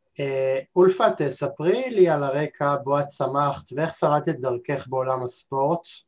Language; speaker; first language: Hebrew; native; Hebrew